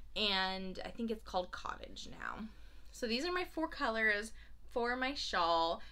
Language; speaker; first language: English; native; English